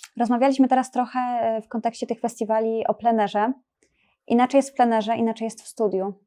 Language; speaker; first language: Polish; native; Polish